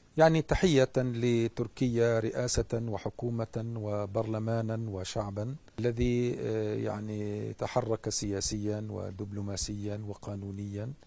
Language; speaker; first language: Arabic; native; Arabic